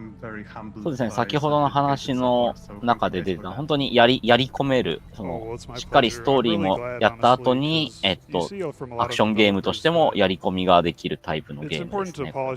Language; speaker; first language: Japanese; native; Japanese